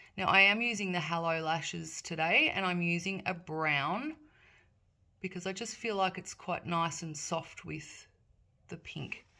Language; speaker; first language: English; native; English